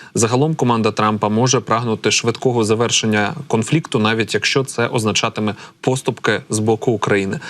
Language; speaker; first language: Ukrainian; native; Ukrainian